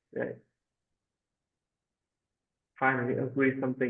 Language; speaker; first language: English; non-native, fluent; Vietnamese